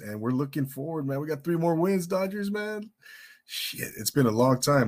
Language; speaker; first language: English; early bilingual, other home language; Spanish